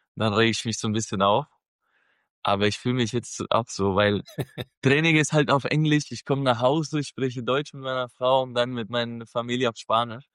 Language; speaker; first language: German; non-native, fluent; Spanish